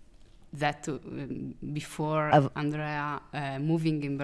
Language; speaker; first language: English; non-native, learner; Italian